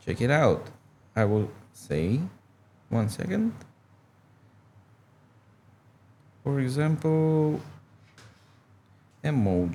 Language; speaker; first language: English; non-native, learner; Russian